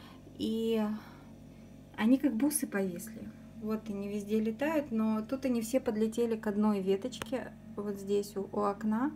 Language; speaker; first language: Russian; native; Russian